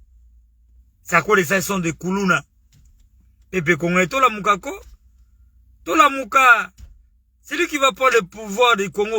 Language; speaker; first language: French; non-native, local second language; Lingala